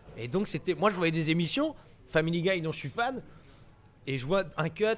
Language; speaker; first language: French; native; French